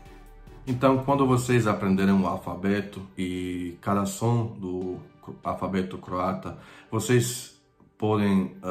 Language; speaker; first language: Portuguese; non-native, fluent; Croatian